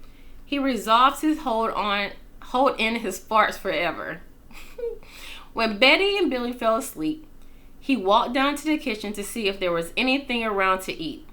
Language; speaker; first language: English; native; English